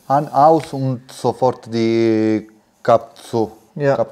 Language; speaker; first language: German; non-native, learner; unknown